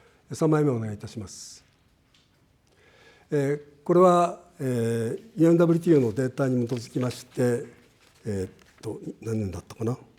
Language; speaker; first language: Japanese; native; Japanese